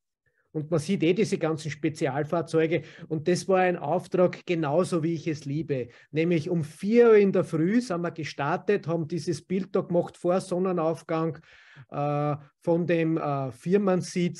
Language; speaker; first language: German; native; German